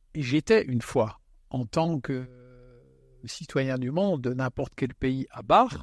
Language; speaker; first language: French; non-native, local second language; Swiss German